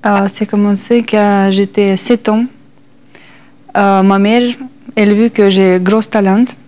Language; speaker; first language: French; non-native, learner; Russian